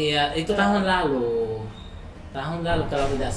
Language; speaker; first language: Indonesian; non-native, fluent; Arabic